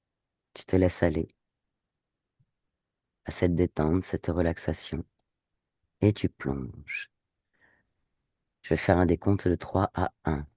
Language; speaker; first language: French; native; French